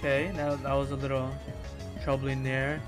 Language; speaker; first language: English; native; English